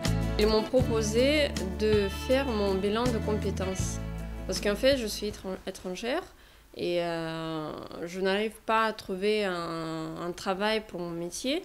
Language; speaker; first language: French; non-native, fluent; Russian